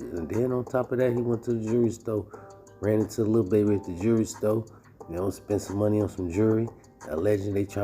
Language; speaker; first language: English; native; English